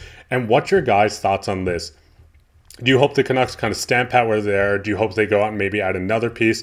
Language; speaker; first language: English; native; English